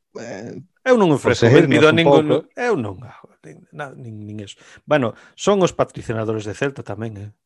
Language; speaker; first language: Galician; native; Galician